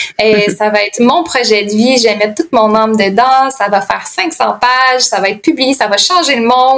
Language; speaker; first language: French; native; French